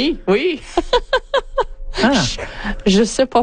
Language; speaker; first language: French; non-native, learner; English